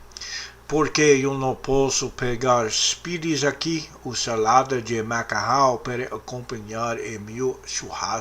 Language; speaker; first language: Portuguese; non-native, learner; English